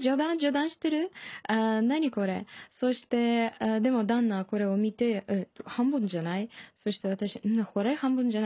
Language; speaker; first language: Japanese; non-native, learner; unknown